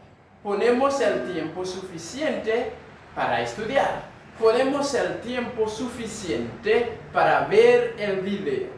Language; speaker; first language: Spanish; non-native, learner; Haitian Creole